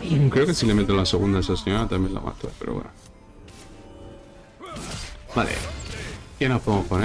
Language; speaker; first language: Spanish; native; Spanish